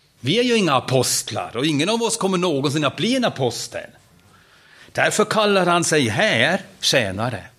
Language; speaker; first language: Swedish; non-native, fluent; German